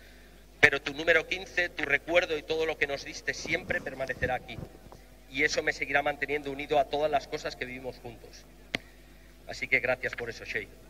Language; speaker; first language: Spanish; native; Spanish